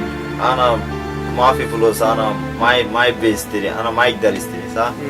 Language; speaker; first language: Arabic; non-native, learner; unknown